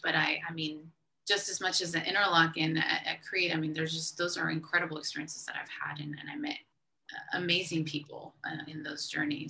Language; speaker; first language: English; early bilingual, other home language; Spanish